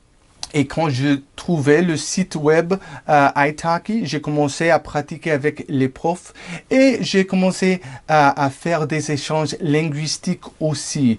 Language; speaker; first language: French; non-native, fluent; English